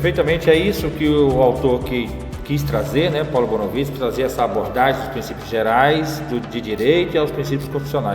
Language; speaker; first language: Portuguese; native; Portuguese